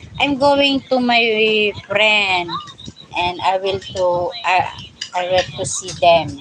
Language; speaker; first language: English; non-native, learner; Filipino